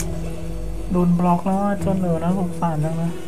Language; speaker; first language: Thai; native; Thai